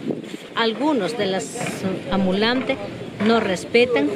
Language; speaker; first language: Spanish; non-native, local second language; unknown